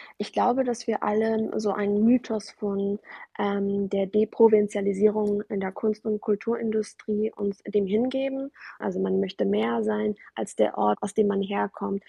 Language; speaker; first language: German; early bilingual, other home language; Persian